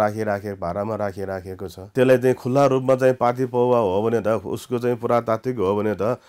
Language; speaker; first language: Nepali; non-native, local second language; Newari